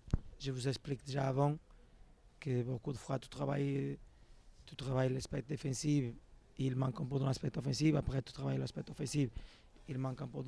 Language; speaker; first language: French; non-native, fluent; Portuguese